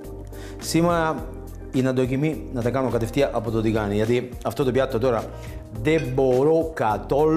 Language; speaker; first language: Greek; non-native, learner; Italian